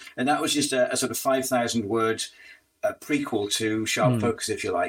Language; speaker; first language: English; native; English